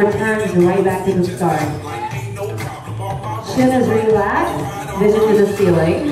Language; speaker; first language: English; native; English